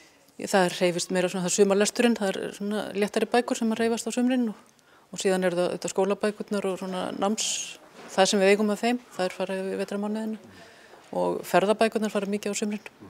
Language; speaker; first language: Icelandic; native; Icelandic